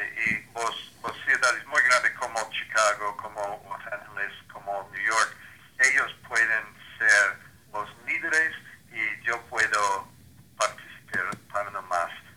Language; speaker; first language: Spanish; non-native, learner; English